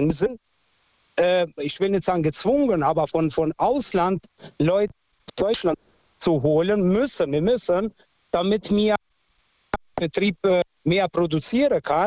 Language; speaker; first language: German; non-native, local second language; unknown